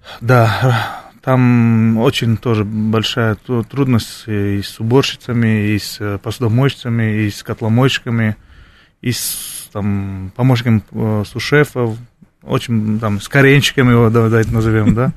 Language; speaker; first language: Russian; non-native, fluent; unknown